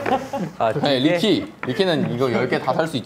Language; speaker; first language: Korean; native; Korean